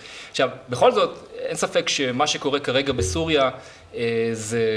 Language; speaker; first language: Hebrew; native; Hebrew